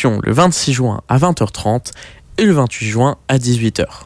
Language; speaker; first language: French; native; French